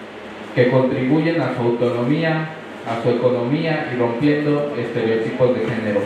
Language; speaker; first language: Spanish; native; Spanish